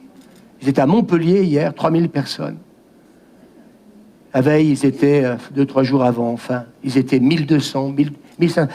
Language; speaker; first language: French; native; French